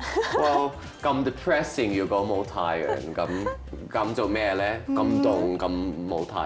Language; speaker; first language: Cantonese; non-native, local second language; French